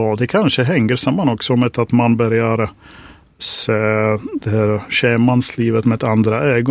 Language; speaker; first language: Swedish; non-native, fluent; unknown